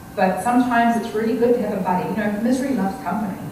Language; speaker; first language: English; native; English